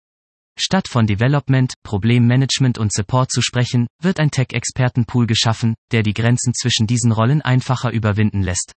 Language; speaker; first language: German; native; German